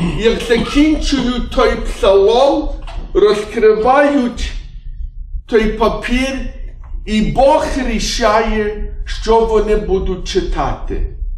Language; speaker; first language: Ukrainian; early bilingual, heritage; English